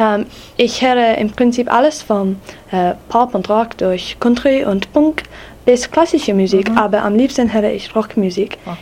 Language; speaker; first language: German; non-native, learner; English